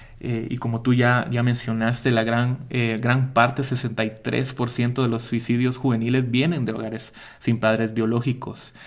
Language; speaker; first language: Spanish; early bilingual, heritage; Spanish